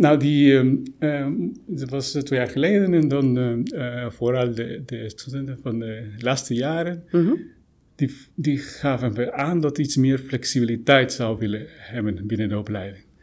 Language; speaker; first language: Dutch; non-native, fluent; Spanish